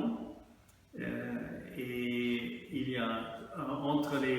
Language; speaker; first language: French; non-native, fluent; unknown